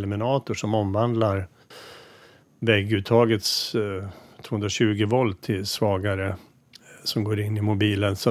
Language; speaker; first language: Swedish; native; Swedish